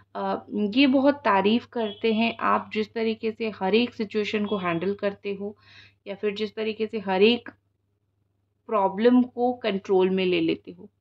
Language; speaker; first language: Hindi; non-native, local second language; Odia